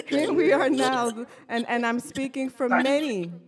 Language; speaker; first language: English; native; English